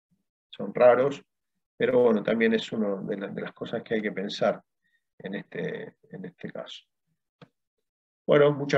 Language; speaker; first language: Spanish; native; Spanish